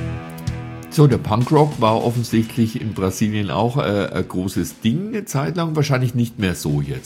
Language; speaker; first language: German; native; German